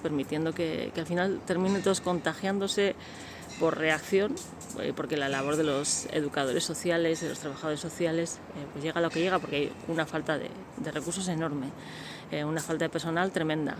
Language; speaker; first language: Spanish; native; Spanish